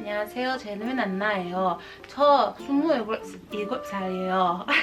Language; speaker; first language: Korean; non-native, learner; English